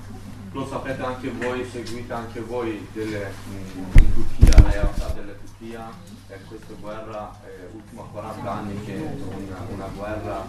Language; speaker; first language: Italian; non-native, learner; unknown